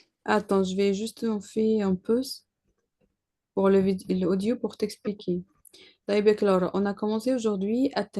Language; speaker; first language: French; non-native, learner; Arabic